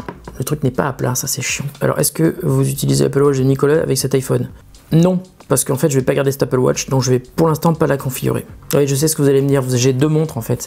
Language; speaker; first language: French; native; French